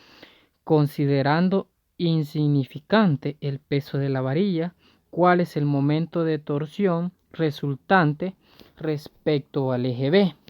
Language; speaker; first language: Spanish; native; Spanish